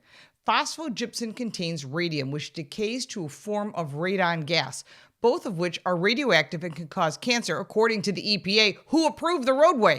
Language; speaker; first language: English; native; English